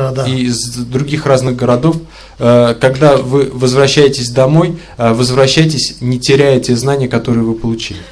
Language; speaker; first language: Russian; native; Russian